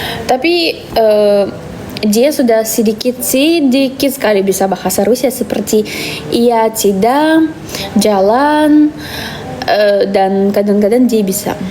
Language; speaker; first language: Indonesian; non-native, fluent; Russian